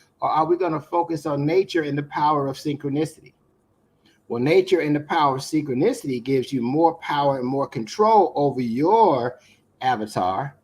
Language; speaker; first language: English; native; English